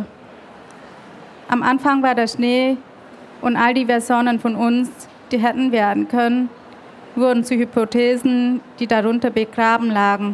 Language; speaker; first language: German; early bilingual, other home language; Vietnamese